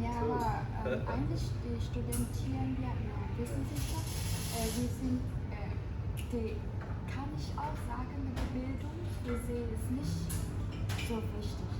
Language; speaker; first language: German; non-native, learner; Vietnamese